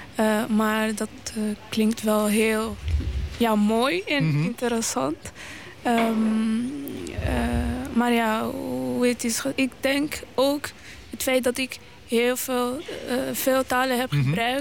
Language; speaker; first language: Dutch; non-native, local second language; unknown